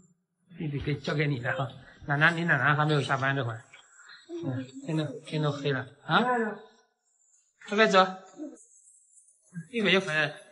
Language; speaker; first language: Chinese; native; Chinese